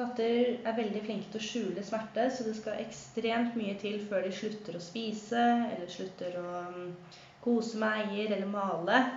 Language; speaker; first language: Norwegian; native; Norwegian